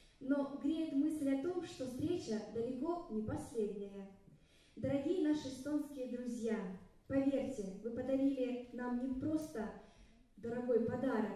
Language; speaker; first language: Russian; native; Russian